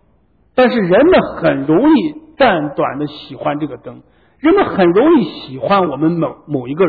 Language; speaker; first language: Chinese; native; Chinese